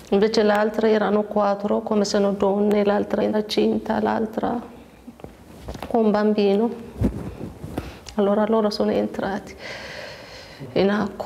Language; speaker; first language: Italian; non-native, learner; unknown